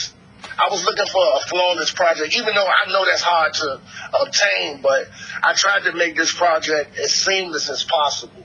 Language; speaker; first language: English; native; English